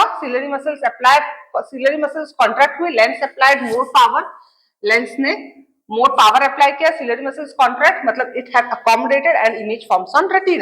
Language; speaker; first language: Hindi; native; Hindi